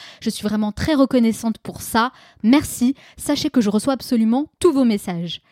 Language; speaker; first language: French; native; French